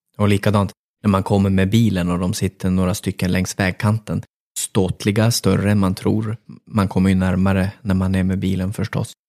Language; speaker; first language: Swedish; native; Swedish